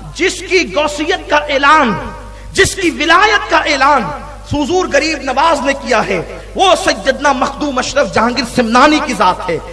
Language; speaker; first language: Urdu; native; Urdu